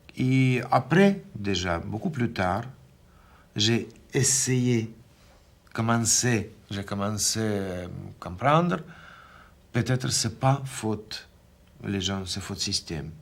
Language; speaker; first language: French; non-native, learner; Russian